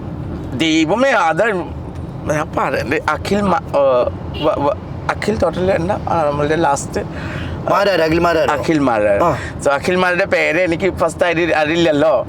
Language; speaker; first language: Malayalam; non-native, local second language; Assamese